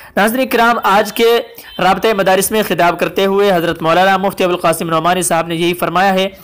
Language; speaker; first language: Urdu; native; Urdu